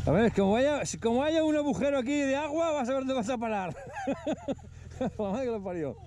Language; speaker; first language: Spanish; non-native, local second language; Catalan